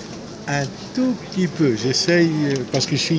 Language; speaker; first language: French; non-native, fluent; Italian